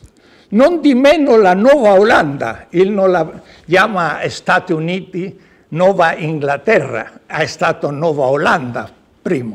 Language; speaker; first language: Italian; non-native, learner; Spanish